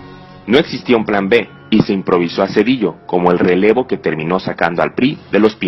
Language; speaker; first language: Spanish; native; Spanish